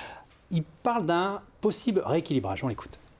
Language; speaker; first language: French; native; French